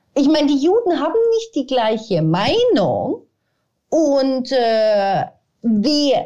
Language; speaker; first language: German; non-native, fluent; Italian